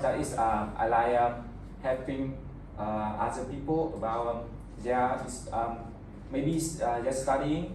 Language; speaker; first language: English; non-native, learner; Vietnamese